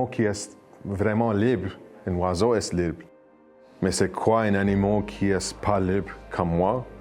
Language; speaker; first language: French; non-native, learner; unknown